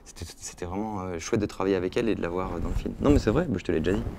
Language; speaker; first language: French; native; French